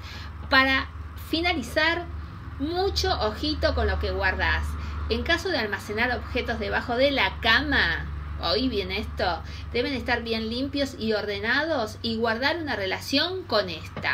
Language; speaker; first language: Spanish; native; Spanish